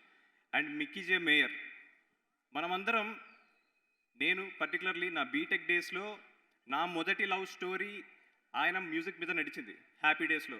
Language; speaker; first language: Telugu; native; Telugu